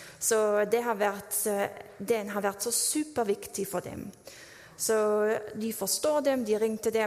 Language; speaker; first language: Norwegian; non-native, fluent; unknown